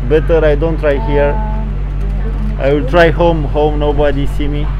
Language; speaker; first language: English; non-native, learner; Romanian